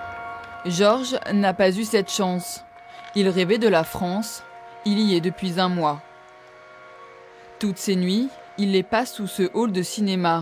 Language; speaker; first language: French; native; French